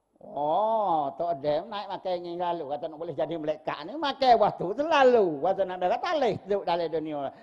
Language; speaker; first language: Malay; native; Malay